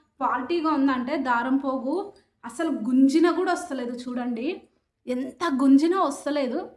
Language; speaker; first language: Telugu; native; Telugu